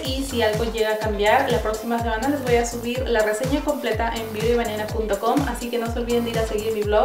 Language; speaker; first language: Spanish; early bilingual, heritage; Spanish